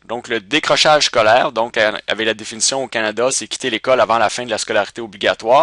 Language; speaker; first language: French; native; French